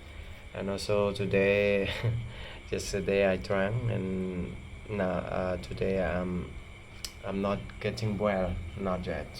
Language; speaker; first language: English; non-native, learner; Khmer